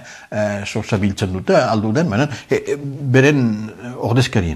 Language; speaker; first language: Basque; native; Basque